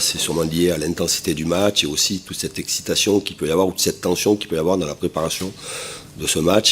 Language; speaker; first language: French; native; French